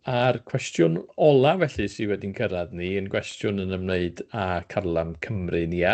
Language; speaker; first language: Welsh; native; Welsh